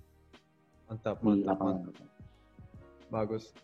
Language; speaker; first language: Indonesian; non-native, learner; Dutch